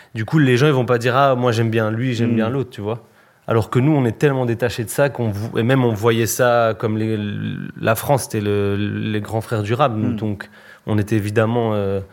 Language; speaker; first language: French; early bilingual, other home language; Spanish